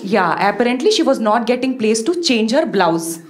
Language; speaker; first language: Hindi; native; Hindi